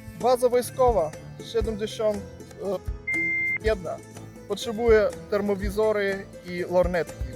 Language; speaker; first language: Polish; non-native, fluent; Ukrainian